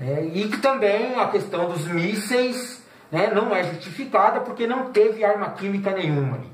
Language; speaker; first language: Portuguese; native; Portuguese